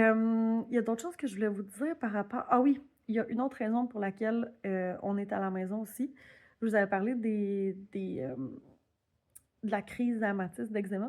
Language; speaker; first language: French; native; French